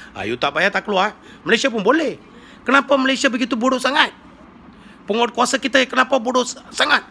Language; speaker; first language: Malay; non-native, local second language; Tamil